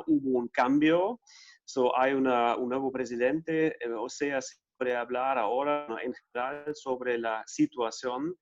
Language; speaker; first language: Spanish; non-native, fluent; German